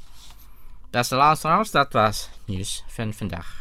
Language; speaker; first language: Dutch; non-native, fluent; Indonesian